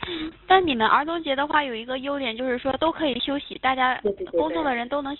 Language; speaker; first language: Chinese; native; Chinese